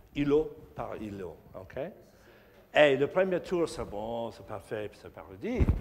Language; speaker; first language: French; non-native, learner; English